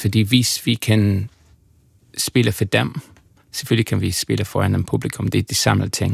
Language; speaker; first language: Danish; non-native, fluent; English